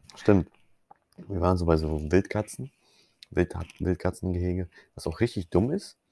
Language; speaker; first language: German; early bilingual, other home language; Polish